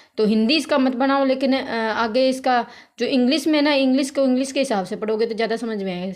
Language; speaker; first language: Hindi; native; Hindi